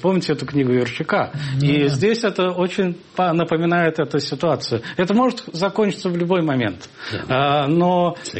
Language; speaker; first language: Russian; native; Russian